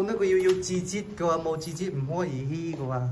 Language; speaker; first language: Chinese; native; Chinese